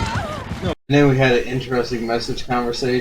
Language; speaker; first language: English; native; English